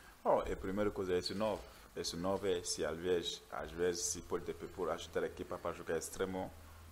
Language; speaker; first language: Portuguese; non-native, learner; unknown